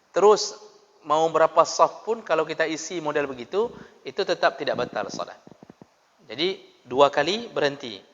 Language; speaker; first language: Malay; non-native, local second language; Achinese